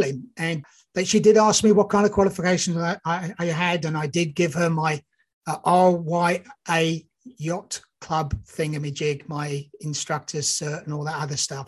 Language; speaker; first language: English; native; English